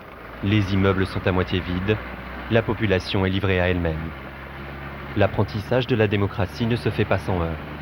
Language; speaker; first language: French; native; French